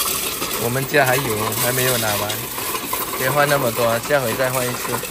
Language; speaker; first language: Chinese; non-native, local second language; Cantonese